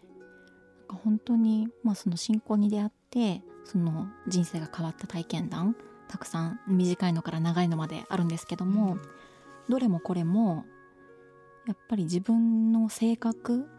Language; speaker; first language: Japanese; native; Japanese